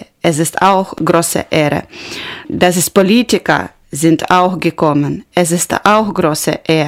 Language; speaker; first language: German; non-native, learner; Ukrainian